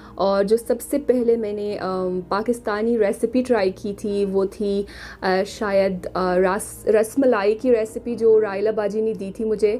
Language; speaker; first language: Urdu; non-native, fluent; Arabic